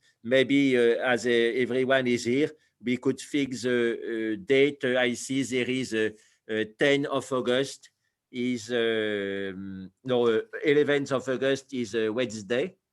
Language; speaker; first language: English; non-native, fluent; French